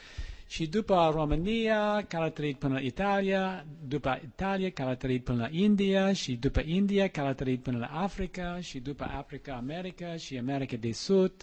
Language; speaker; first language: Romanian; non-native, learner; English